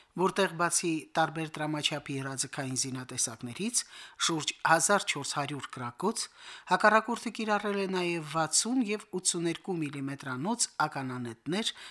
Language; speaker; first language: Armenian; native; Armenian